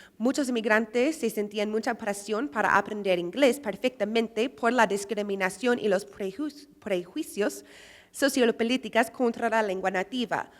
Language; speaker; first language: Spanish; non-native, fluent; English